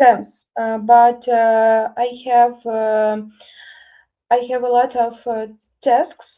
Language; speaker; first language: English; non-native, learner; Russian